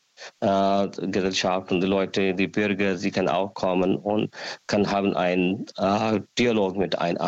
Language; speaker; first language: German; non-native, learner; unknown